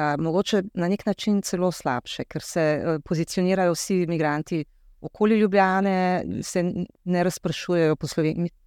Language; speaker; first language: Slovenian; native; Slovenian